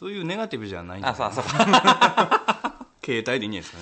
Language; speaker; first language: Japanese; native; Japanese